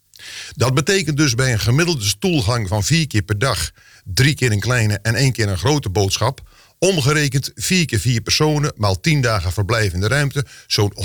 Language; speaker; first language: Dutch; native; Dutch